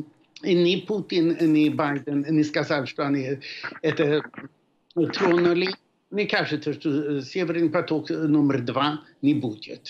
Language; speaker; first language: Russian; non-native, fluent; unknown